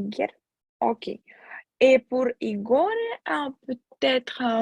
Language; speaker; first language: French; non-native, fluent; Russian